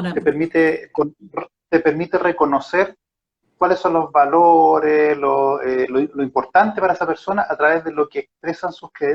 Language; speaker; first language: Spanish; native; Spanish